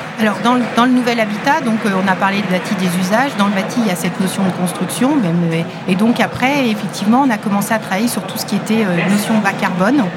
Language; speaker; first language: French; native; French